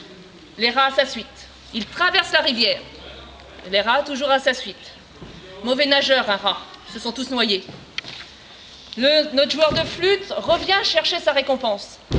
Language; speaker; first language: French; native; French